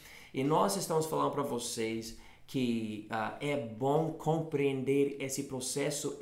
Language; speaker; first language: Portuguese; non-native, fluent; English